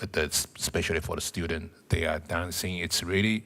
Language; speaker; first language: English; non-native, learner; Chinese